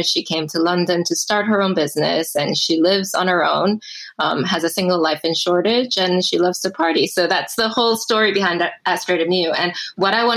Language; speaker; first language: English; early bilingual, other home language; Korean